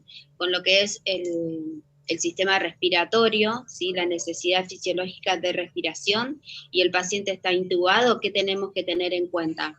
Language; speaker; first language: Spanish; native; Spanish